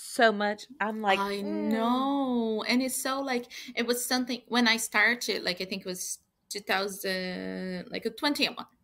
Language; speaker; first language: English; non-native, fluent; Portuguese